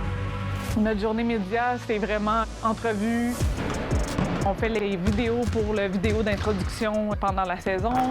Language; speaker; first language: French; native; French